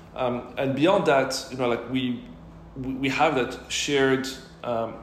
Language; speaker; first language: English; non-native, fluent; Arabic